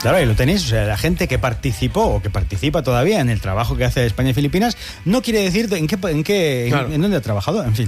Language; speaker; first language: Spanish; native; Spanish